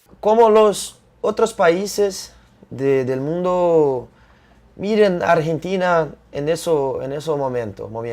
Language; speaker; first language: Spanish; non-native, fluent; Portuguese